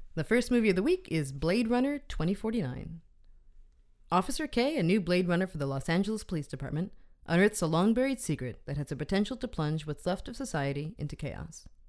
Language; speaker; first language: English; native; English